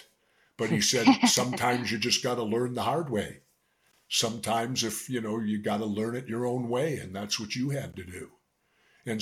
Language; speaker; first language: English; native; English